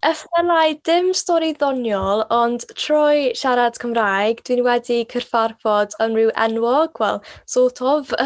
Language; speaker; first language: Welsh; non-native, local second language; English